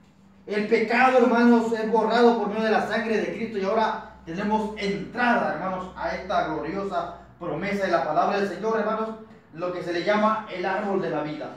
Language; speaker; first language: Spanish; native; Spanish